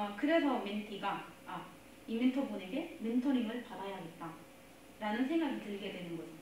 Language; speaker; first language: Korean; non-native, fluent; Spanish